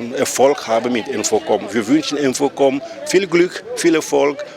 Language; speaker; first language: German; non-native, fluent; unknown